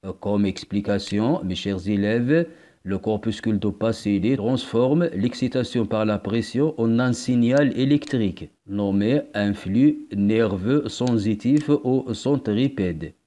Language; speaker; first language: French; non-native, local second language; Arabic